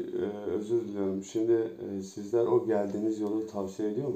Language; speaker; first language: Turkish; native; Turkish